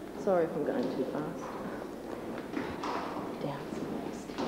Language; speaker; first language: English; native; English